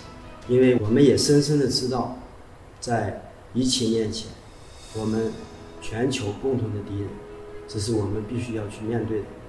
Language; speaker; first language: Chinese; native; Chinese